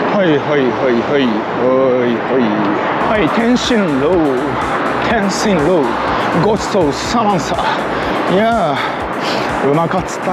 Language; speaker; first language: Japanese; native; Japanese